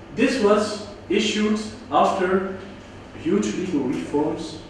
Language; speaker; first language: English; non-native, fluent; Dutch